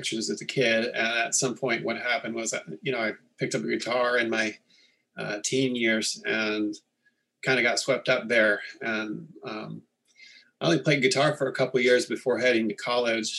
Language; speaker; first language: English; native; English